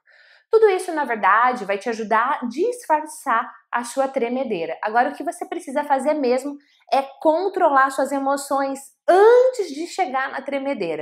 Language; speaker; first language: Portuguese; native; Portuguese